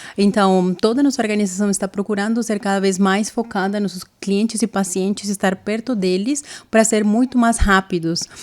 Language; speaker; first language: Portuguese; non-native, fluent; Spanish